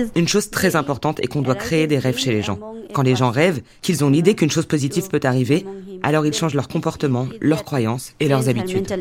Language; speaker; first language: French; non-native, fluent; Bangla